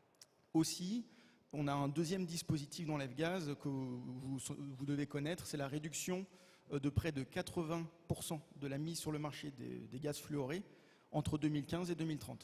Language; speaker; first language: French; native; French